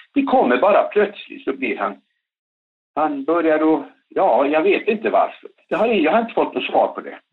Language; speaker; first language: Swedish; native; Swedish